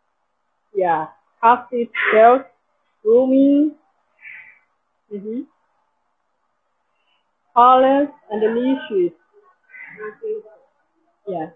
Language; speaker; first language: English; non-native, local second language; Chinese